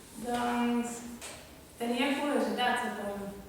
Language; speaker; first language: Catalan; non-native, fluent; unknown